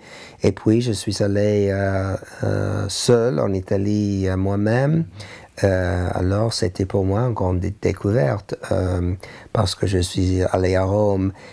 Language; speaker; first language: French; non-native, learner; English